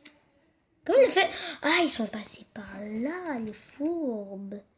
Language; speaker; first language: French; native; French